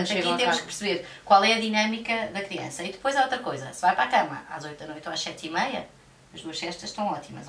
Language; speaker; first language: Portuguese; native; Portuguese